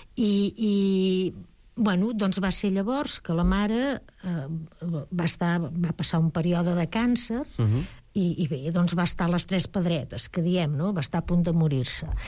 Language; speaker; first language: Catalan; native; Catalan